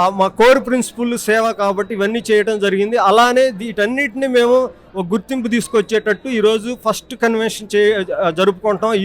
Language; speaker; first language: Telugu; native; Telugu